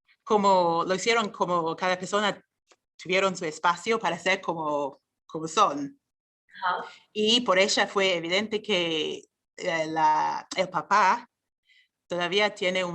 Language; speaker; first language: Spanish; non-native, fluent; English